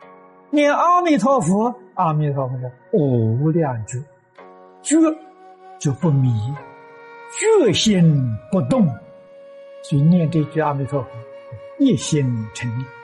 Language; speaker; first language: Chinese; native; Chinese